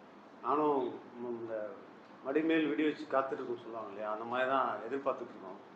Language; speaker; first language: Tamil; native; Tamil